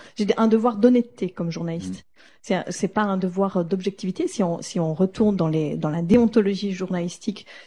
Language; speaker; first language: French; native; French